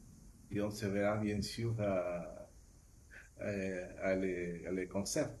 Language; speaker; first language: French; non-native, fluent; Spanish